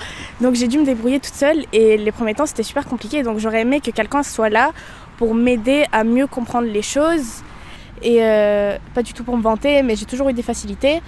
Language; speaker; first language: French; native; French